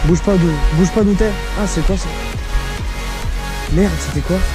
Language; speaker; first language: French; native; French